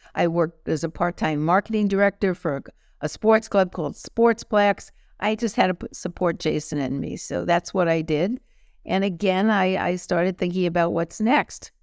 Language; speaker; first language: English; native; English